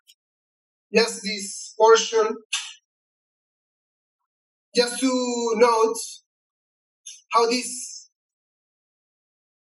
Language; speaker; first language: English; non-native, learner; Spanish